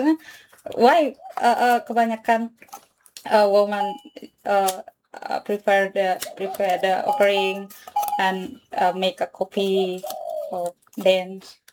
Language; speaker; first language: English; non-native, learner; Indonesian